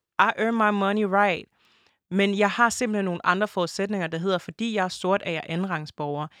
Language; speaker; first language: Danish; early bilingual, other home language; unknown